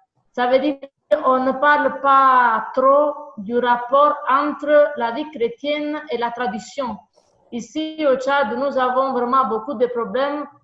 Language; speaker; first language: French; non-native, fluent; Italian